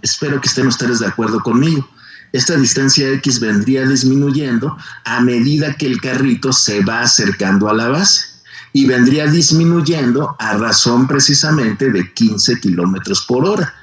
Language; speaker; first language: Spanish; native; Spanish